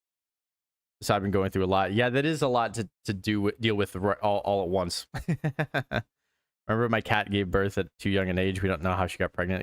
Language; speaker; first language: English; native; English